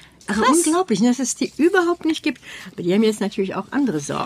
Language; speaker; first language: German; native; German